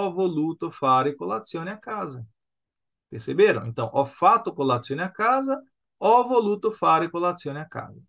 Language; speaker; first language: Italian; non-native, fluent; Portuguese